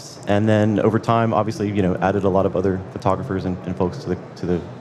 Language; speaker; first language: English; native; English